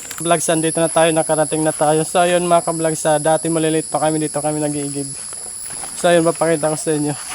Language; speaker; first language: Filipino; non-native, local second language; Waray